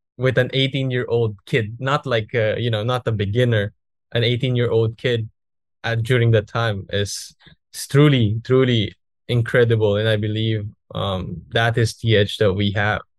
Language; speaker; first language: English; non-native, local second language; Filipino